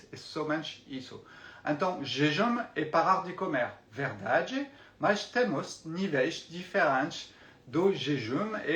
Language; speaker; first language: Portuguese; non-native, fluent; French